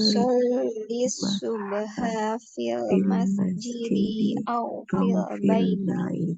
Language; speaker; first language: Arabic; non-native, learner; Indonesian